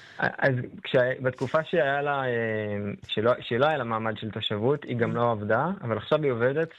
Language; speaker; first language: Hebrew; native; Hebrew